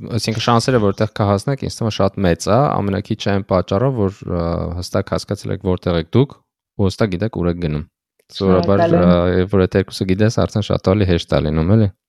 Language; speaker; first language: Armenian; native; Armenian